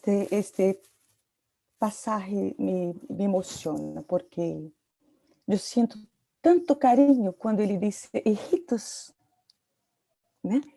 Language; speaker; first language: Portuguese; non-native, learner; Spanish